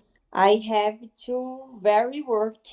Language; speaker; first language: English; non-native, learner; Portuguese